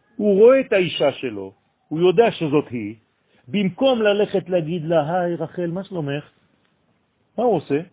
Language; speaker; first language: Hebrew; non-native, fluent; French